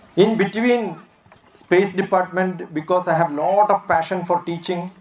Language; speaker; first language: English; non-native, local second language; Malayalam